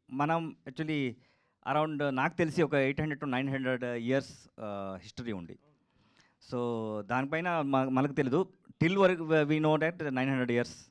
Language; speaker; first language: Telugu; non-native, learner; Kannada